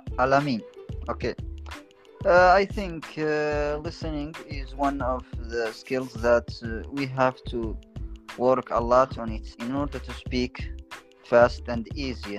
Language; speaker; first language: English; non-native, fluent; Arabic